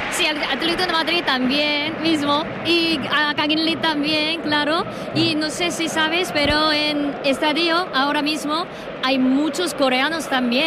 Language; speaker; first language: Spanish; non-native, learner; Korean